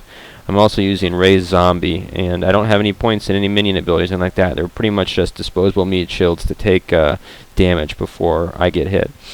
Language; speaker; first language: English; native; English